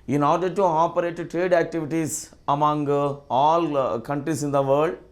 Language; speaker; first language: English; non-native, local second language; Telugu